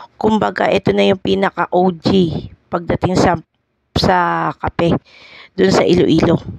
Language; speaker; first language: Filipino; non-native, local second language; Hiligaynon